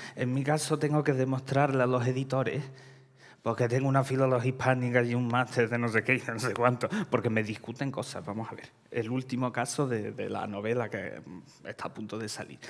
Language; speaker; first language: Spanish; early bilingual, other home language; Ukrainian